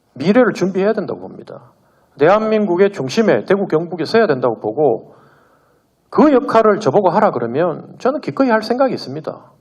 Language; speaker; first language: Korean; native; Korean